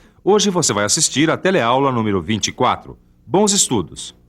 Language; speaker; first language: Portuguese; native; Portuguese